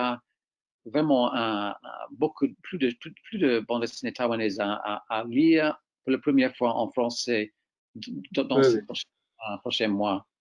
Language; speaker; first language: French; non-native, fluent; English